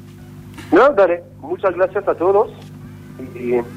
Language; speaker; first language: Spanish; non-native, learner; French